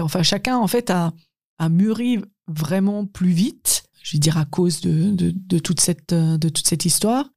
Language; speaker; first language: French; native; French